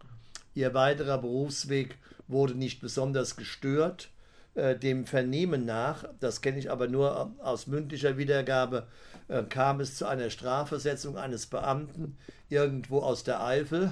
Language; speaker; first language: German; native; German